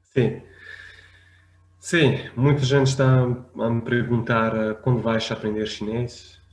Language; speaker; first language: Portuguese; non-native, fluent; Arabic